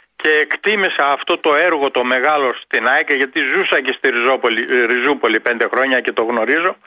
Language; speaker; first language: Greek; native; Greek